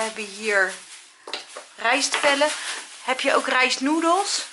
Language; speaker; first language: Dutch; native; Dutch